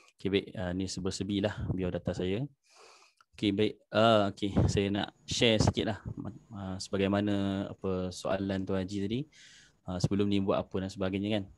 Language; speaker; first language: Malay; native; Malay